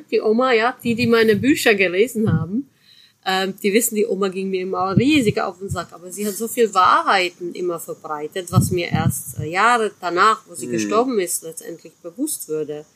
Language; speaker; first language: German; native; German